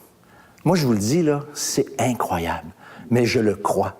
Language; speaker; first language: French; native; French